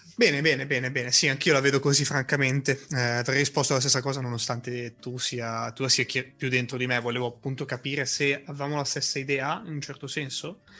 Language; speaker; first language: Italian; native; Italian